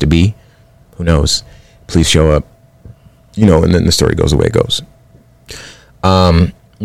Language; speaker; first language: English; early bilingual, other home language; Spanish